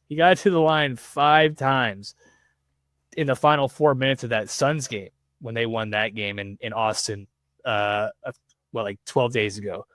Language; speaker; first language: English; native; English